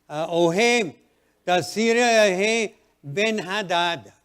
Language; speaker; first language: Portuguese; non-native, fluent; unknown